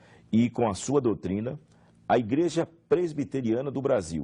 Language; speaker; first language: Portuguese; native; Portuguese